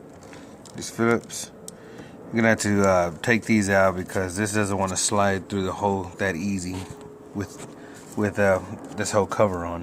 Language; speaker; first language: English; native; English